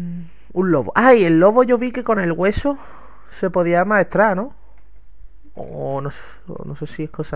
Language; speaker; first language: Spanish; native; Spanish